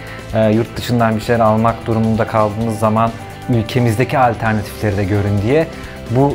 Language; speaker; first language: Turkish; native; Turkish